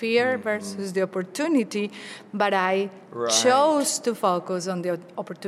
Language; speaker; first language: English; non-native, fluent; Spanish